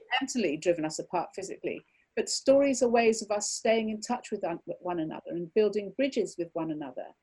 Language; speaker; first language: English; native; English